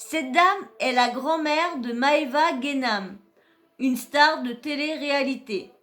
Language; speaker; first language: French; native; French